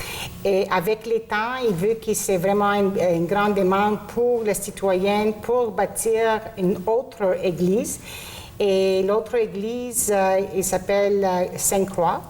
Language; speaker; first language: French; non-native, local second language; Greek